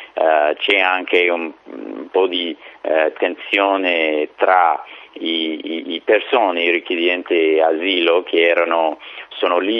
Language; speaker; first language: Italian; non-native, fluent; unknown